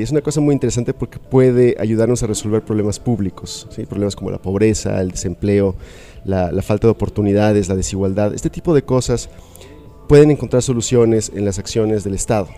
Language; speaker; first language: Spanish; native; Spanish